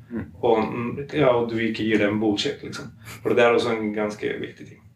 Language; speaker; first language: Norwegian; non-native, fluent; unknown